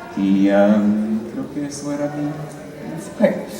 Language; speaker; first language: Spanish; non-native, fluent; French